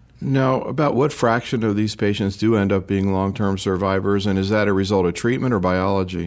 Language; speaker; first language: English; native; English